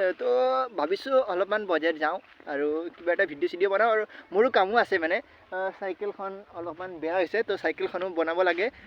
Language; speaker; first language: Assamese; non-native, local second language; Nepali